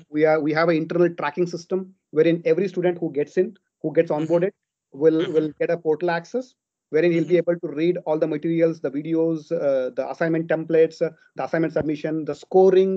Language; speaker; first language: English; non-native, local second language; Kannada